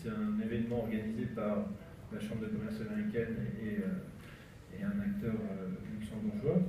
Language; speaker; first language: French; native; French